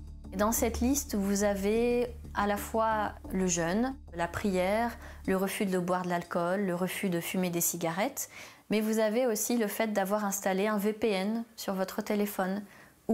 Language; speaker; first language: French; native; French